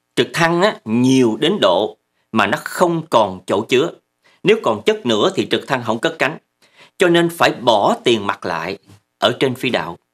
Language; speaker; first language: Vietnamese; native; Vietnamese